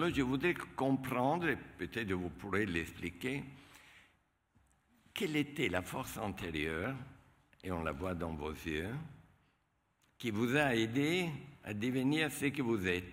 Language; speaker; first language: French; non-native, fluent; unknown